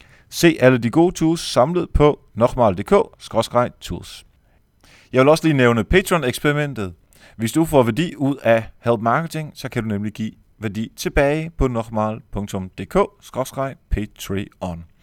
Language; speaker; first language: Danish; native; Danish